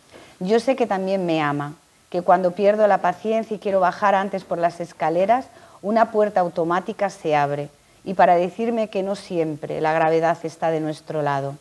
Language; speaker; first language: Spanish; native; Spanish